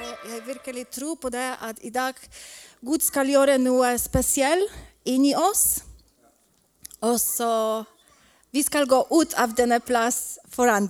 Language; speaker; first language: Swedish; non-native, learner; Polish